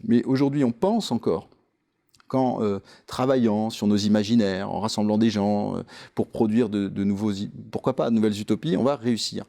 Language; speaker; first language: French; native; French